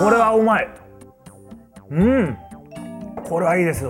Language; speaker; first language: Japanese; native; Japanese